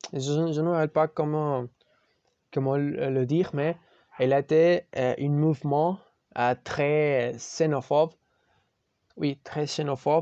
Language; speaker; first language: French; non-native, learner; Spanish